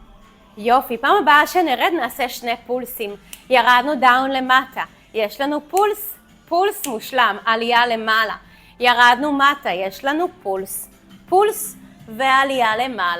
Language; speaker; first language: Hebrew; native; Hebrew